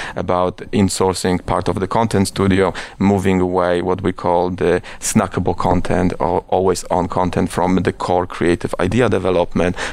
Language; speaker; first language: English; non-native, fluent; Polish